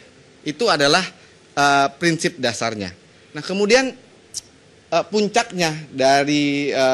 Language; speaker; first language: Indonesian; native; Indonesian